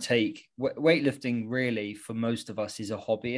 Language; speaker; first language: English; native; English